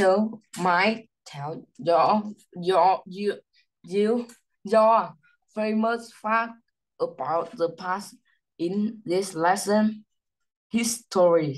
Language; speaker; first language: English; non-native, learner; Vietnamese